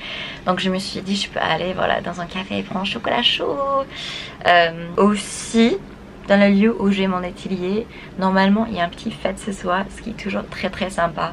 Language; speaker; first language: French; non-native, fluent; English